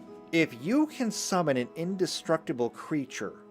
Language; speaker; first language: English; native; English